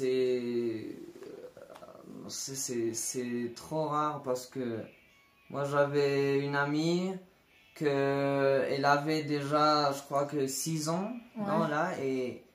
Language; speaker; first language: French; non-native, learner; Spanish